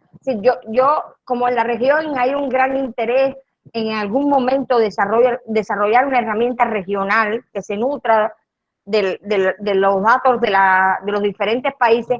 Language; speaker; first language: Spanish; native; Spanish